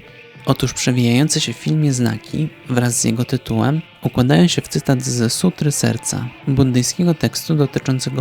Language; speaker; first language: Polish; native; Polish